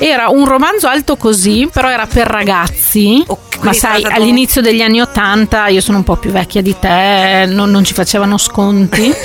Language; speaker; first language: Italian; native; Italian